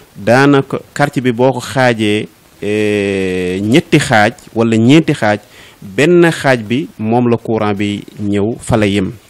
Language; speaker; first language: Wolof; non-native, local second language; Fula